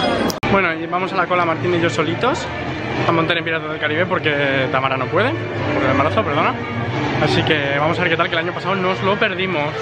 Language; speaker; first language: Spanish; native; Spanish